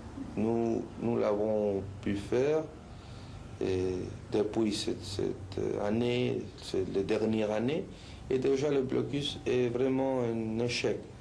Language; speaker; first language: French; non-native, fluent; Spanish